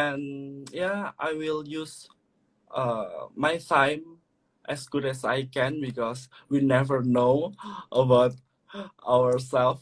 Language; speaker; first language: English; non-native, learner; Indonesian